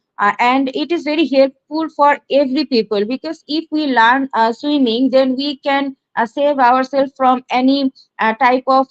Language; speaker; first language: English; non-native, learner; Bangla